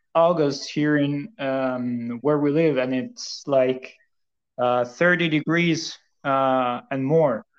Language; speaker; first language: English; non-native, fluent; Italian